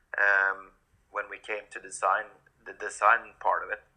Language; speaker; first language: English; non-native, fluent; Norwegian